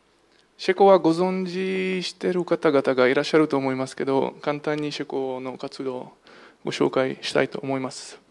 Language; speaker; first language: Japanese; non-native, fluent; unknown